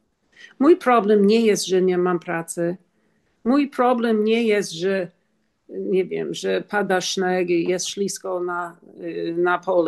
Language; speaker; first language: Polish; non-native, learner; English